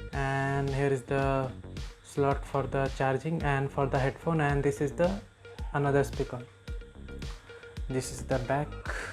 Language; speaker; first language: English; non-native, local second language; Hindi